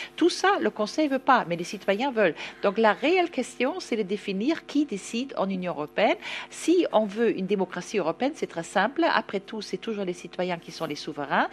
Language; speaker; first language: French; non-native, fluent; German